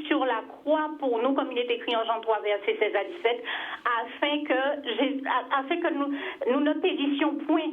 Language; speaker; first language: French; native; French